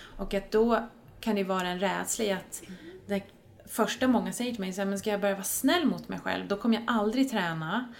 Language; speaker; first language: Swedish; native; Swedish